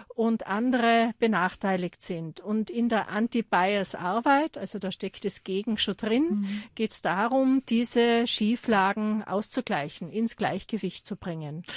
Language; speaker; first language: German; native; German